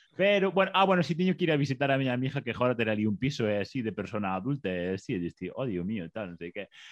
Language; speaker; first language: Galician; non-native, local second language; Spanish